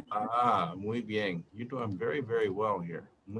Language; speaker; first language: Spanish; non-native, fluent; English